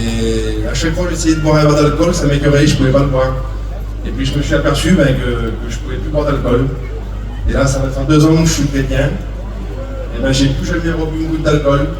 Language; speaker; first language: French; native; French